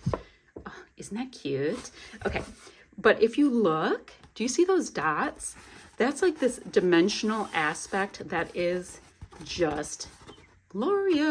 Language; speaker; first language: English; native; English